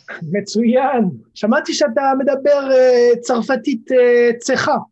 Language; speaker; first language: Hebrew; non-native, fluent; French